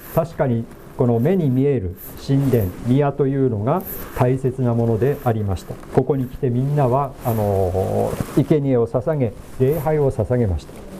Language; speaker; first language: Japanese; native; Japanese